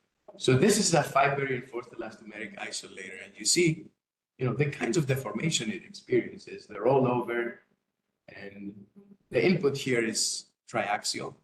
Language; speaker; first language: English; non-native, fluent; Greek